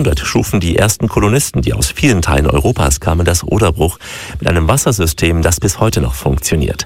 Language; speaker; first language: German; native; German